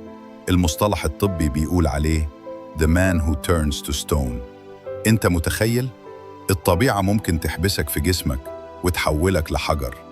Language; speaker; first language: Arabic; native; Arabic